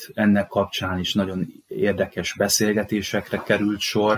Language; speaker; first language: Hungarian; native; Hungarian